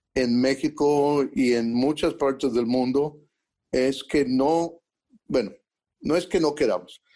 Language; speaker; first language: Spanish; early bilingual, heritage; Spanish